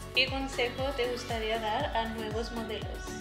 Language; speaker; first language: Spanish; non-native, learner; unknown